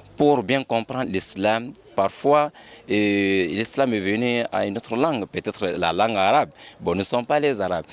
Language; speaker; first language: French; non-native, local second language; Bambara